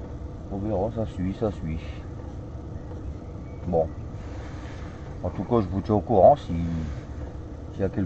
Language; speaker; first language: French; native; French